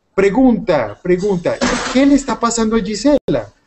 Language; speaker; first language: Spanish; native; Spanish